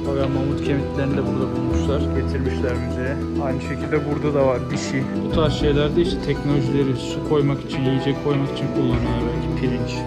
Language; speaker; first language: Turkish; native; Turkish